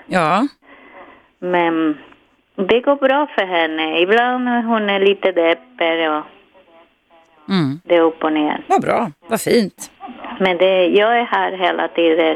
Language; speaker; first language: Swedish; non-native, learner; Spanish